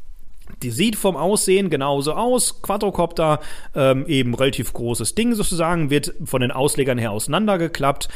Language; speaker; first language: German; native; German